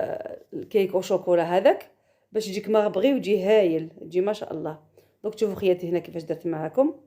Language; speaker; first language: Arabic; native; Arabic